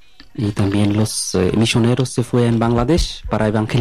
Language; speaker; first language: Spanish; non-native, learner; Bangla